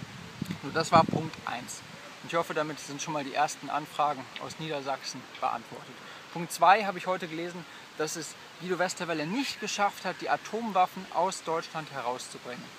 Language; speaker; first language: German; native; German